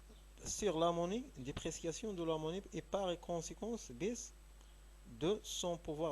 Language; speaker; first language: French; non-native, local second language; Arabic